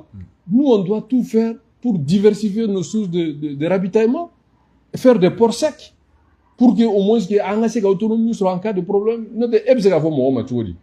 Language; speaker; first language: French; non-native, local second language; Bambara